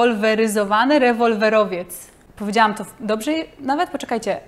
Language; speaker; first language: Polish; native; Polish